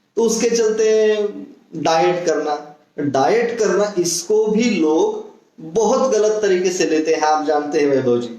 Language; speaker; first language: Hindi; non-native, local second language; Marathi